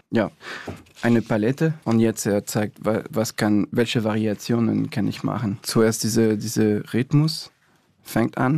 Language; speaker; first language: German; non-native, fluent; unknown